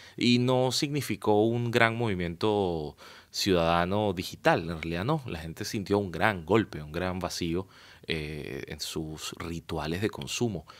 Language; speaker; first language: Spanish; native; Spanish